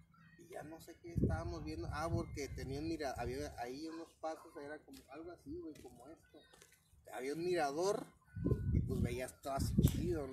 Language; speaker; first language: Spanish; native; Spanish